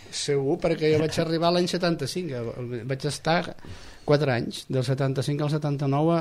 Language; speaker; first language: Catalan; native; Catalan